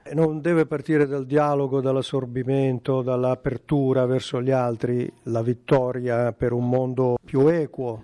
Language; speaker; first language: Italian; native; Italian